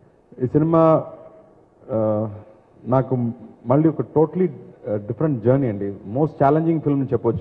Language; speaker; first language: Telugu; non-native, learner; Tamil